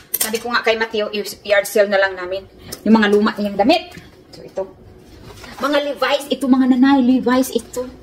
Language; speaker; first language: Filipino; non-native, local second language; Cebuano